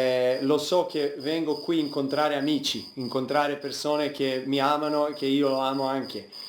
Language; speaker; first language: Italian; non-native, fluent; Serbian